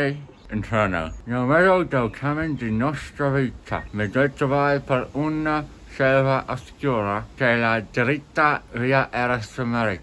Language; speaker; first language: Italian; non-native, learner; English